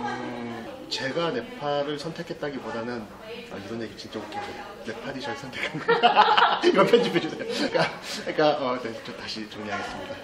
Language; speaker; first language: Korean; native; Korean